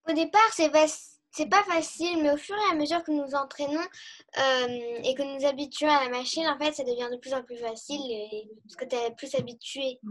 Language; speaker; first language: French; early bilingual, heritage; French